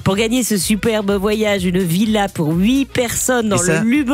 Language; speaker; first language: French; native; French